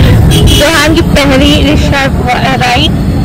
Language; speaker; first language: Hindi; native; Hindi